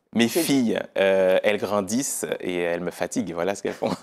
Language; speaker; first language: French; native; French